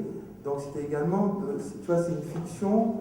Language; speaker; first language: French; native; French